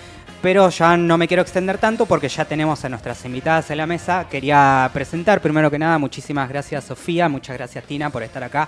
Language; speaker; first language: Spanish; native; Spanish